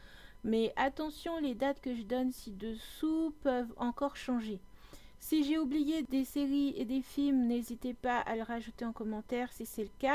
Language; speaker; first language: French; native; French